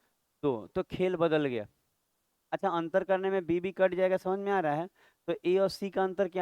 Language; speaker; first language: Hindi; native; Hindi